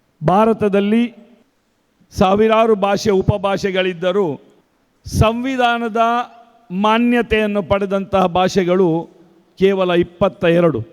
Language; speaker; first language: Kannada; non-native, local second language; Konkani